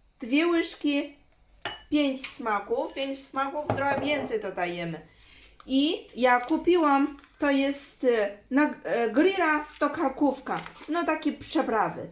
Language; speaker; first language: Polish; non-native, learner; Chinese